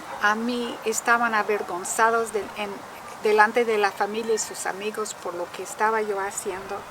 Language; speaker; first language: Spanish; non-native, fluent; English